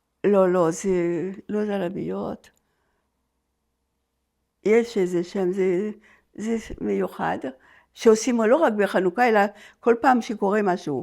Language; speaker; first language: Hebrew; non-native, fluent; French